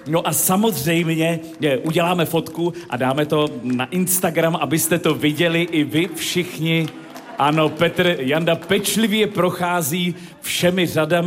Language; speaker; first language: Czech; native; Czech